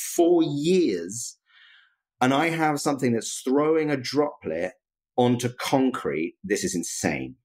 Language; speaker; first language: English; native; English